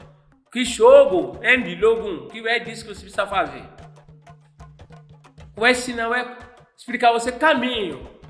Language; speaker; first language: Portuguese; non-native, learner; Yoruba